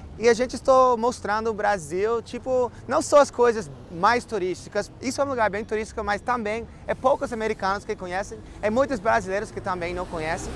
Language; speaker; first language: Portuguese; non-native, fluent; English